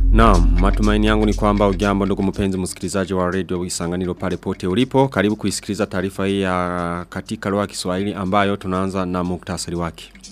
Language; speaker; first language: Swahili; non-native, local second language; Rundi